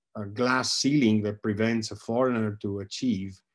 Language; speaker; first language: English; non-native, fluent; Italian